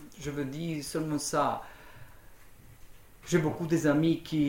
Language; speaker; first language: French; non-native, fluent; Romanian